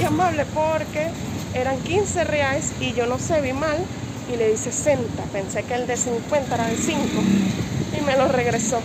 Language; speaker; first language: Spanish; native; Spanish